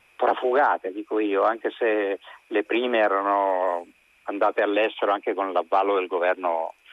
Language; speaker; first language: Italian; native; Italian